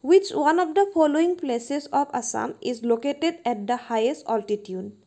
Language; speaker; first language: English; non-native, local second language; Assamese